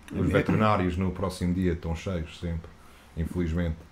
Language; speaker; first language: Portuguese; non-native, fluent; English